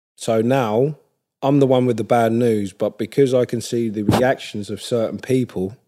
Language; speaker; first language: English; native; English